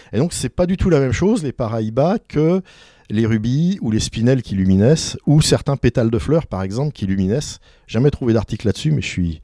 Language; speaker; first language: French; native; French